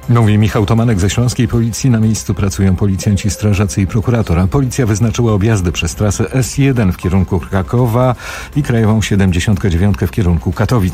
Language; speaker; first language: Polish; native; Polish